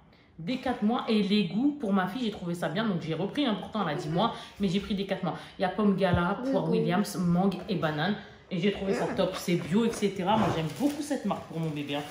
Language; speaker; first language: French; native; French